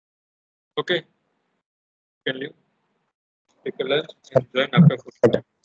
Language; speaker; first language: English; non-native, local second language; Gujarati